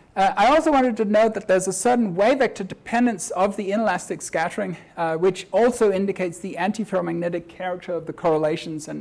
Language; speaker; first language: English; native; English